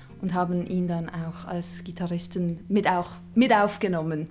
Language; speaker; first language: German; non-native, local second language; English